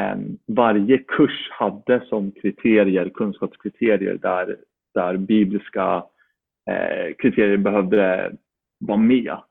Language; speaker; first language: Swedish; native; Swedish